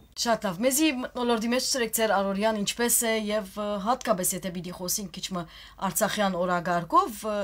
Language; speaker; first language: Armenian; early bilingual, heritage; Armenian